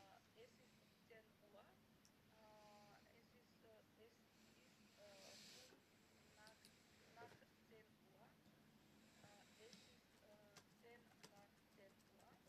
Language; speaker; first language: German; non-native, learner; Macedonian